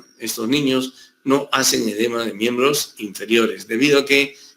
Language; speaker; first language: Spanish; native; Spanish